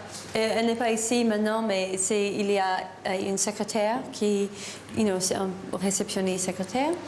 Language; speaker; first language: French; non-native, learner; English